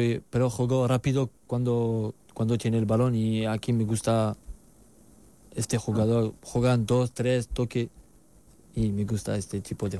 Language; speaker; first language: Spanish; non-native, learner; French